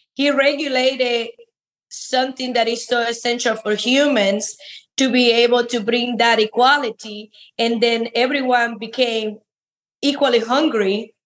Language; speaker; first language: English; non-native, fluent; Spanish